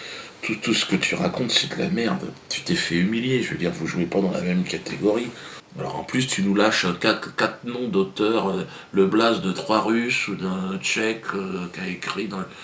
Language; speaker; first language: French; native; French